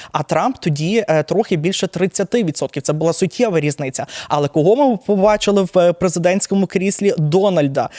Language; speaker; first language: Ukrainian; native; Ukrainian